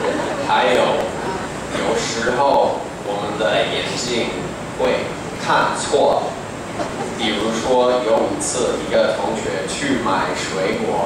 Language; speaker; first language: Chinese; non-native, fluent; English